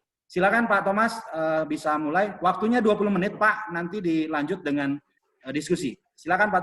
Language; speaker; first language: Indonesian; native; Indonesian